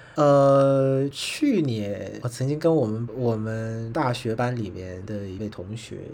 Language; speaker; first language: Chinese; non-native, fluent; Vietnamese